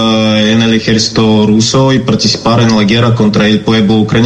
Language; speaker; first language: Spanish; non-native, learner; Ukrainian